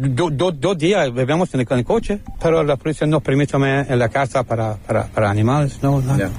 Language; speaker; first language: Spanish; non-native, learner; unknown